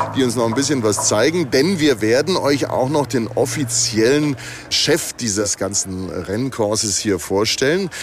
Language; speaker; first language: German; native; German